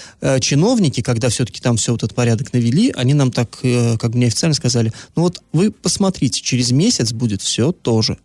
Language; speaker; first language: Russian; native; Russian